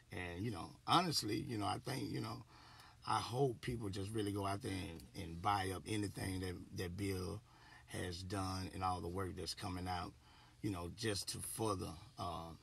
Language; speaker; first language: English; native; English